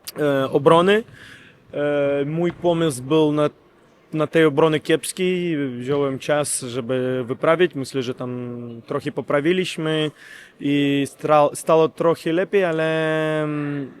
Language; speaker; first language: Polish; non-native, learner; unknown